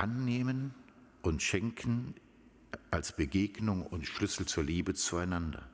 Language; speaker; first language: German; native; German